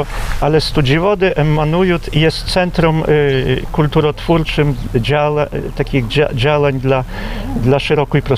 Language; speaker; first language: Polish; non-native, local second language; Belarusian